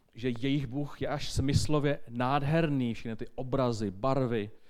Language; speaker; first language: Czech; native; Czech